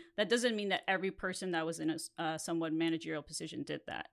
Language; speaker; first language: English; non-native, fluent; Spanish